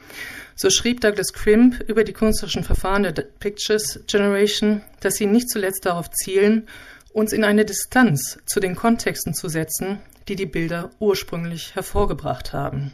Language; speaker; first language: German; native; German